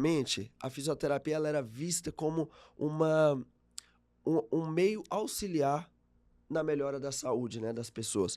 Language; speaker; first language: Portuguese; native; Portuguese